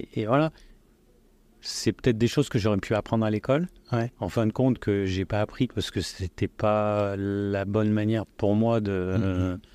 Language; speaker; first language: French; native; French